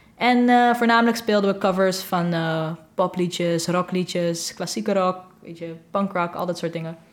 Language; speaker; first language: Dutch; non-native, local second language; Papiamento